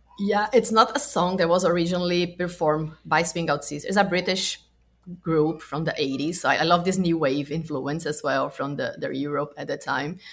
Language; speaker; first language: English; non-native, fluent; Portuguese